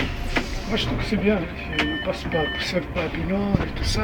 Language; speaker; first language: French; non-native, fluent; Portuguese